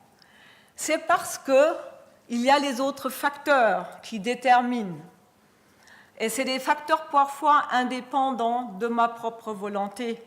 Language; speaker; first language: French; non-native, fluent; German